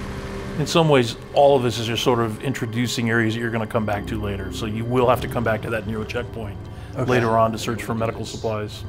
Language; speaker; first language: English; native; English